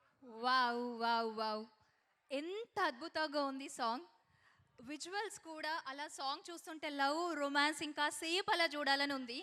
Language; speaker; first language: Telugu; native; Telugu